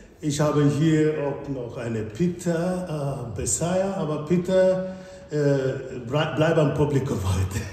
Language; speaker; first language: German; non-native, fluent; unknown